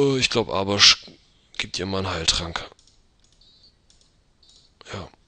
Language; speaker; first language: German; native; German